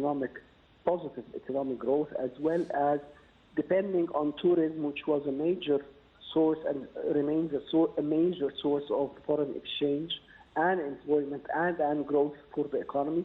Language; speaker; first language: English; non-native, fluent; Arabic